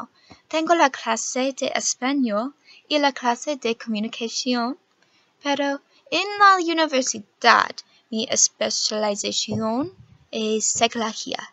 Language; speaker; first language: Spanish; non-native, learner; English